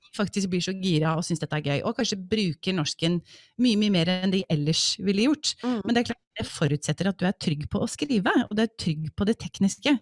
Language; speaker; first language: Norwegian; early bilingual, other home language; English